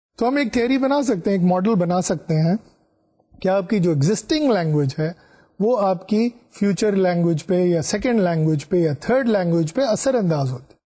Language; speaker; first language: Urdu; non-native, local second language; Punjabi